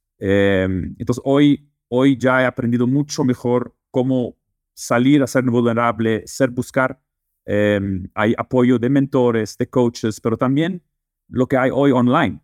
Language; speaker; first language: Spanish; non-native, fluent; Dutch